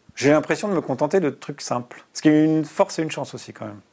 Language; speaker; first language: French; native; French